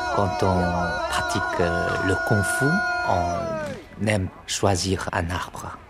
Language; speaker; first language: French; non-native, fluent; Chinese